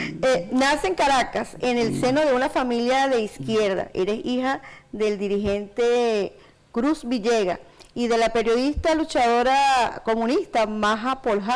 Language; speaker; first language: Spanish; native; Spanish